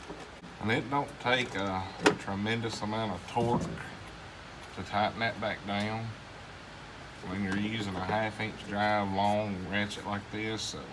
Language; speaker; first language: English; native; English